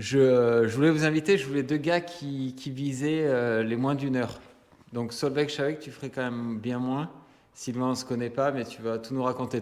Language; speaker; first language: French; native; French